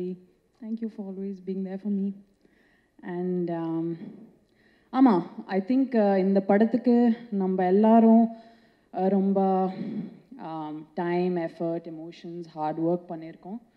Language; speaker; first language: Tamil; non-native, local second language; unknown